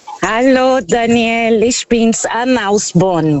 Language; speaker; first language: German; non-native, learner; Portuguese